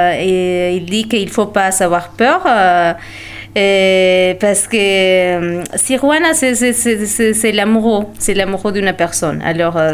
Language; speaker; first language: French; non-native, fluent; Spanish